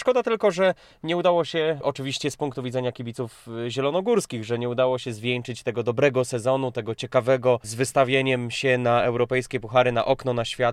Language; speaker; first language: Polish; native; Polish